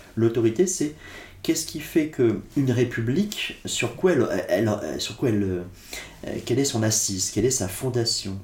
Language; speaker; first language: French; native; French